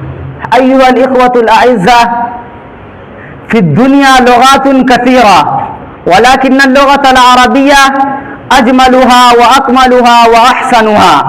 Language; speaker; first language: Arabic; non-native, fluent; Urdu